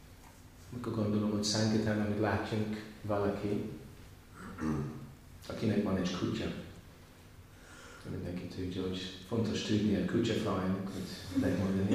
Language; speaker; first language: Hungarian; non-native, learner; English